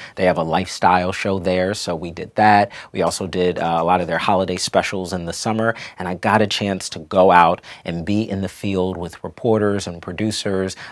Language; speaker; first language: English; native; English